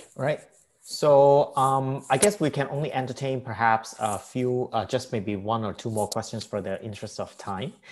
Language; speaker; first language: English; non-native, local second language; Cantonese